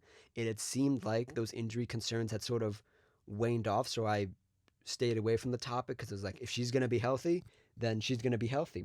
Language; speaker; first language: English; native; English